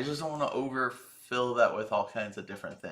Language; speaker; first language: English; native; English